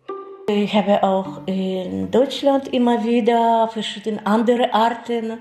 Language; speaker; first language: German; non-native, fluent; Russian